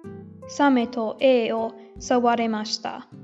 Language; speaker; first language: Japanese; non-native, learner; English